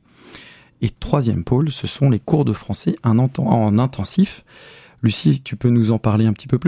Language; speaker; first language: French; native; French